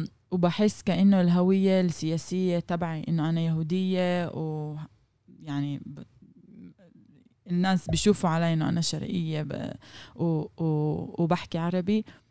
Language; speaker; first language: Arabic; non-native, fluent; Hebrew